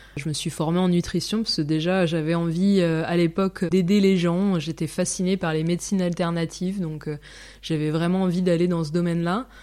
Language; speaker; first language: French; native; French